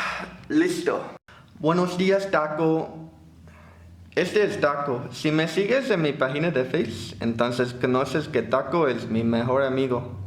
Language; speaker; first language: Spanish; non-native, fluent; English